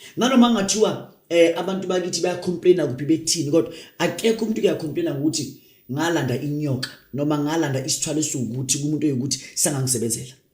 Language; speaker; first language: Zulu; non-native, local second language; Northern Sotho